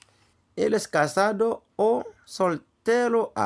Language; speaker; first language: Spanish; non-native, learner; Haitian Creole